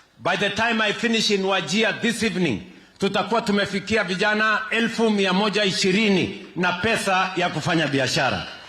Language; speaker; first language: Swahili; non-native, local second language; Kalenjin